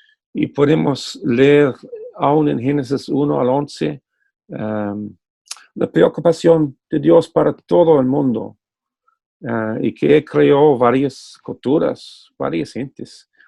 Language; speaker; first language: Spanish; non-native, fluent; English